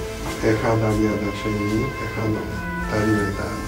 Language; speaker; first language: Hebrew; non-native, fluent; Romanian